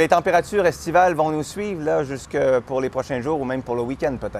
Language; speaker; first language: French; native; French